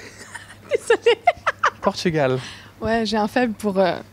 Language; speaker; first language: French; native; French